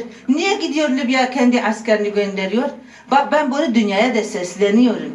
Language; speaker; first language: Turkish; non-native, local second language; Kurdish